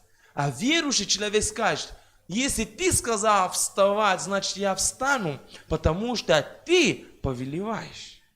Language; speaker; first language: Russian; non-native, fluent; French